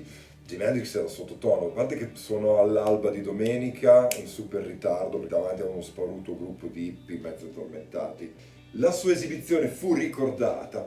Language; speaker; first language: Italian; native; Italian